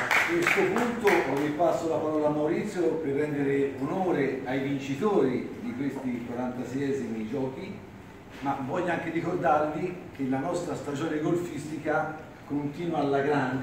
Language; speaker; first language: Italian; native; Italian